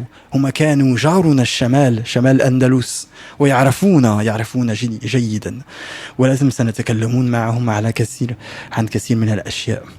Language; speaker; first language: Arabic; non-native, learner; French